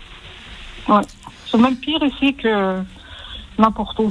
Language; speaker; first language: French; early bilingual, heritage; French